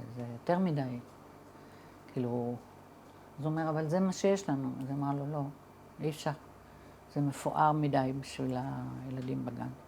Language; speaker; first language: Hebrew; early bilingual, other home language; Arabic